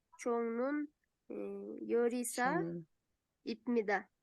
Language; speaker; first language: Korean; non-native, learner; Kyrgyz